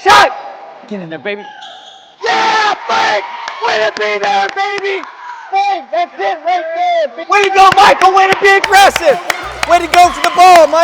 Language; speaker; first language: English; native; English